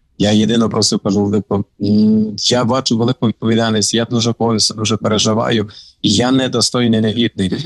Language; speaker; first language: Ukrainian; native; Ukrainian